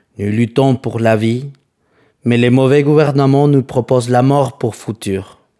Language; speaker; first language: French; non-native, fluent; Spanish